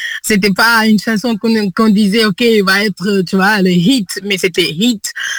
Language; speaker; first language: French; non-native, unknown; Kabuverdianu